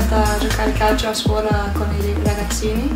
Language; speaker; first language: Italian; non-native, learner; English